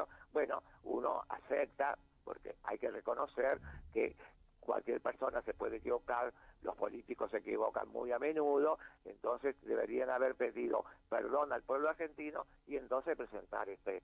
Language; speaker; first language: Spanish; native; Spanish